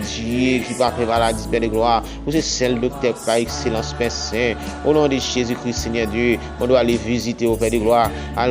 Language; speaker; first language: French; non-native, local second language; Haitian Creole